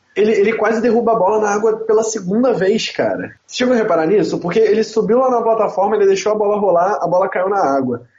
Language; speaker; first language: Portuguese; native; Portuguese